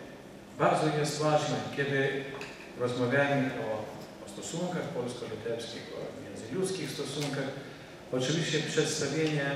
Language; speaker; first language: Polish; non-native, fluent; Lithuanian